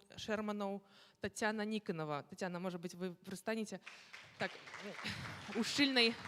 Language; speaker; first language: Belarusian; non-native, local second language; Russian